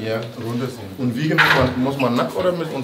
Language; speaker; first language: German; non-native, learner; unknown